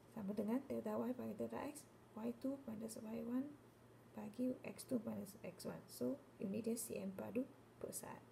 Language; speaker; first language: Malay; non-native, local second language; Chinese